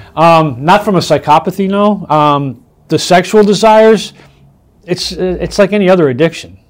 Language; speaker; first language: English; native; English